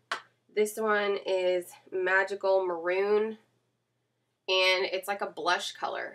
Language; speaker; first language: English; native; English